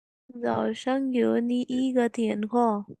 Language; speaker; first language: Chinese; non-native, learner; Urdu